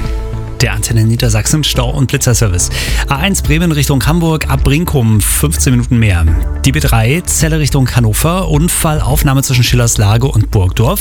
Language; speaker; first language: German; native; German